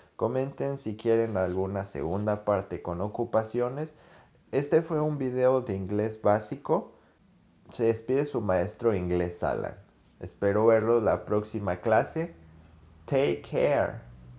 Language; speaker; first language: Spanish; native; Spanish